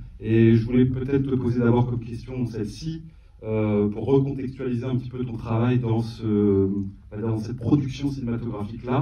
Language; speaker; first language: French; native; French